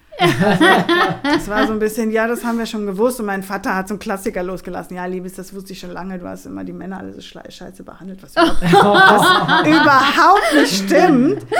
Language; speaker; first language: German; non-native, fluent; Spanish